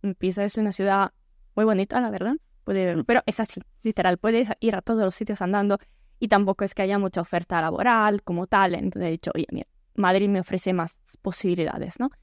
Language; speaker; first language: Spanish; non-native, fluent; Italian